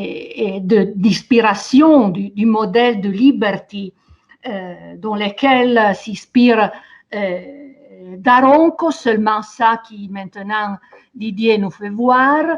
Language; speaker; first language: French; non-native, fluent; Italian